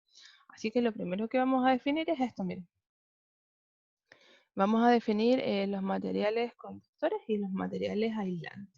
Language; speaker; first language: Spanish; native; Spanish